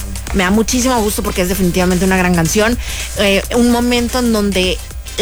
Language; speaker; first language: Spanish; native; Spanish